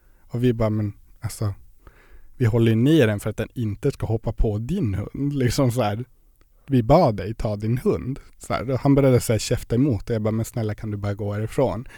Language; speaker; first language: Swedish; native; Swedish